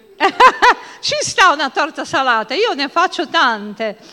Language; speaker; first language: Italian; non-native, fluent; Portuguese